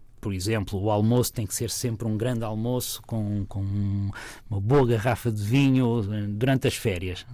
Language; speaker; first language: Portuguese; native; Portuguese